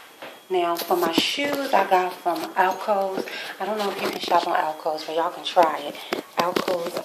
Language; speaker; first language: English; native; English